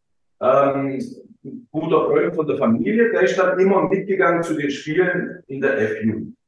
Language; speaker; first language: German; early bilingual, other home language; Croatian